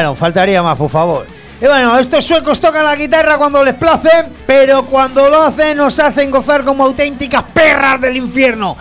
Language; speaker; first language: Spanish; native; Spanish